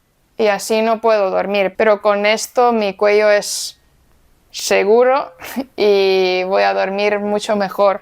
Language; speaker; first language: Spanish; non-native, fluent; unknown